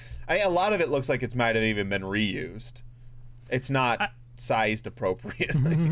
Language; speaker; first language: English; native; English